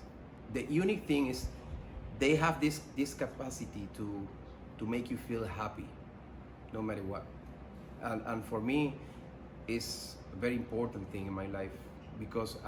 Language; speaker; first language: English; non-native, learner; Spanish